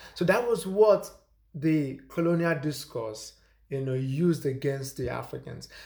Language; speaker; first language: English; non-native, local second language; Igbo